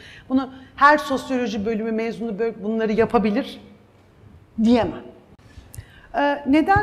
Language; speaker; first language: Turkish; native; Turkish